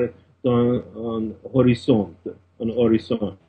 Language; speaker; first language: French; non-native, fluent; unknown